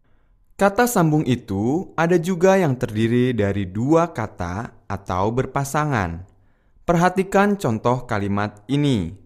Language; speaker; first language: Indonesian; native; Indonesian